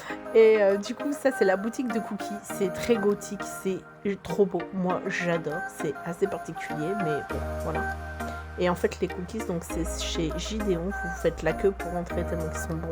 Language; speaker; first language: French; native; French